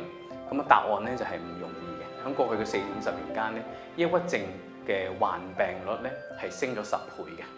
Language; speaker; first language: Cantonese; native; Cantonese